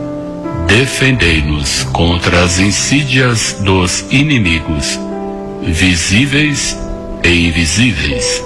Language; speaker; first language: Portuguese; native; Portuguese